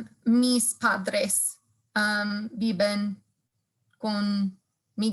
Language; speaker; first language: Spanish; non-native, learner; English